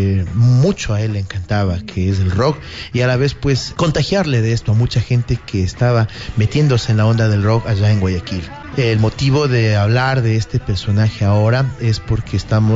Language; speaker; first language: Spanish; native; Spanish